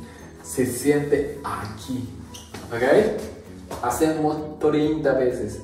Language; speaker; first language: Spanish; non-native, learner; Japanese